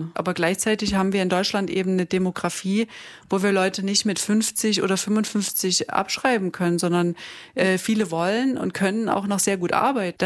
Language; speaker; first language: German; native; German